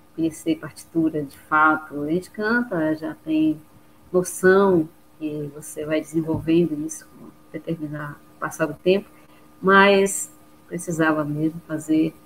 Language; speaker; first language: Portuguese; native; Portuguese